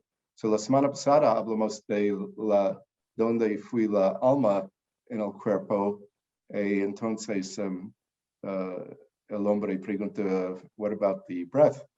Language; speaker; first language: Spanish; non-native, learner; English